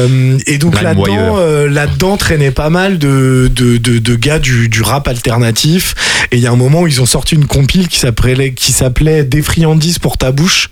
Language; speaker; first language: French; native; French